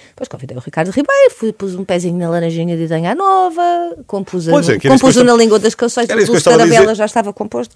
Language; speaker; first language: Portuguese; native; Portuguese